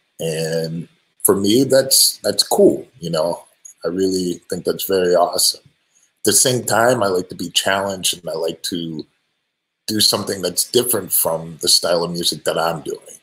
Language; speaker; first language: English; native; English